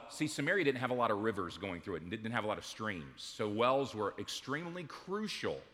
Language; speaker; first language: English; native; English